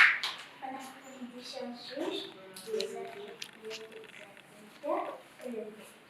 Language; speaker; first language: French; non-native, learner; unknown